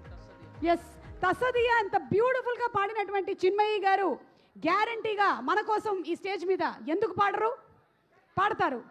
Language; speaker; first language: Telugu; native; Telugu